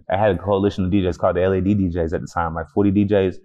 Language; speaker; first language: English; native; English